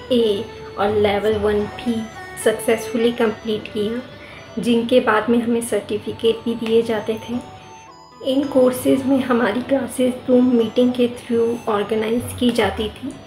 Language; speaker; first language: Hindi; native; Hindi